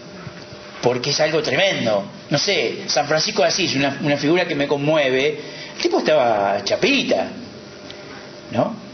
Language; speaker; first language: Spanish; native; Spanish